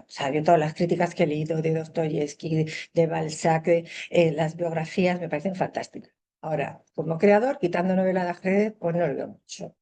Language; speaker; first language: Spanish; native; Spanish